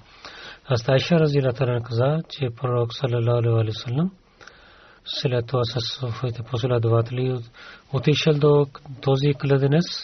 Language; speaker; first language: Bulgarian; non-native, learner; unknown